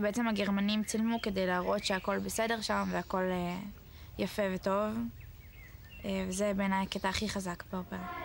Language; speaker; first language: Hebrew; native; Hebrew